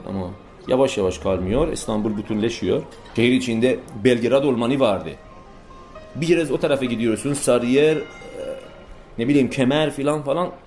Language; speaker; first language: Turkish; non-native, fluent; Persian